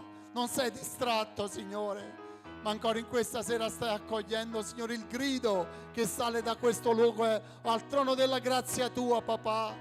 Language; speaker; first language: Italian; native; Italian